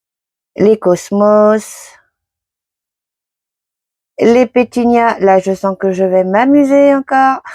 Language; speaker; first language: French; native; French